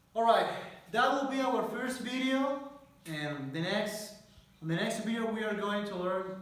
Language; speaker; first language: English; non-native, fluent; Spanish